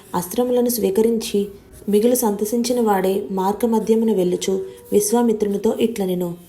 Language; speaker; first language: Telugu; native; Telugu